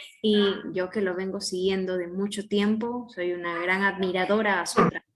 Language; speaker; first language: Spanish; native; Spanish